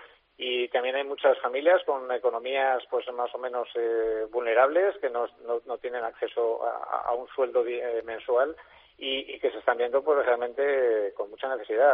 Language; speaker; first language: Spanish; native; Spanish